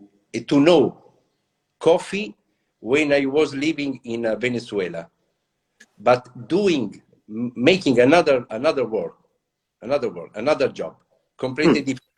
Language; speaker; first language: English; non-native, learner; Italian